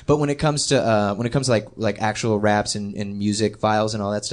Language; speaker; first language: English; native; English